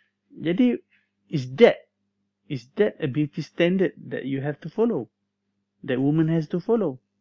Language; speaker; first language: English; non-native, local second language; Malay